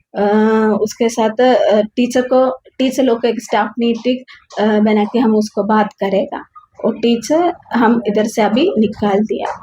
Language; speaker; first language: Hindi; non-native, local second language; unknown